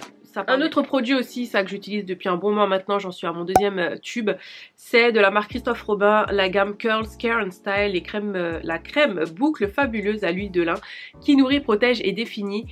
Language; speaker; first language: French; native; French